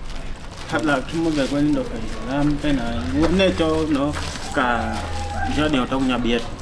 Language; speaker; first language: Vietnamese; non-native, learner; Portuguese